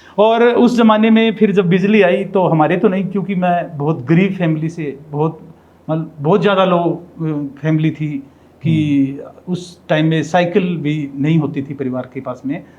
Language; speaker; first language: Hindi; non-native, local second language; Rajasthani